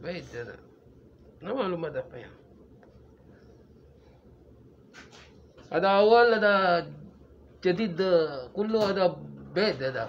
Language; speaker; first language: Arabic; non-native, learner; Filipino